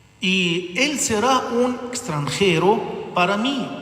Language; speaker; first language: Spanish; non-native, learner; Arabic